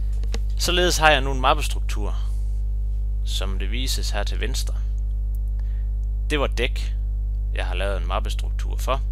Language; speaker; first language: Danish; native; Danish